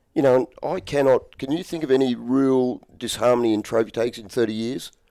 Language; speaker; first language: English; native; English